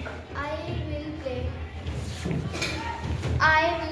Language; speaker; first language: English; non-native, learner; Hindi